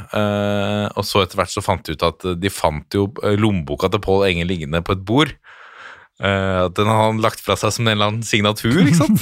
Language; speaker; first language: Norwegian; native; Norwegian